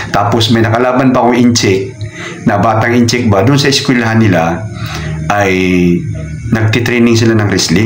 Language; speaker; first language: Filipino; non-native, local second language; Cebuano